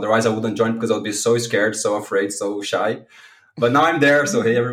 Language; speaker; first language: English; non-native, fluent; Portuguese